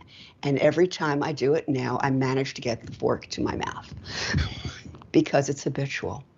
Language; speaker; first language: English; native; English